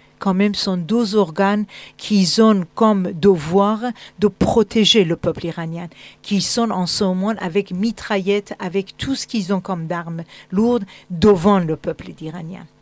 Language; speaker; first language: French; non-native, fluent; Persian